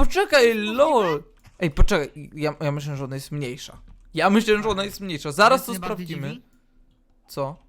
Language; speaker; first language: Polish; native; Polish